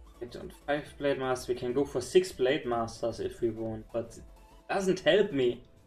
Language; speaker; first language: English; non-native, fluent; German